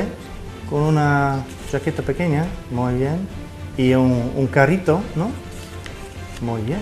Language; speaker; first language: Spanish; non-native, fluent; English